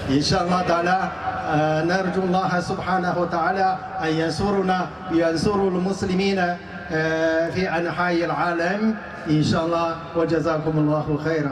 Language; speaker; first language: Arabic; non-native, fluent; Chinese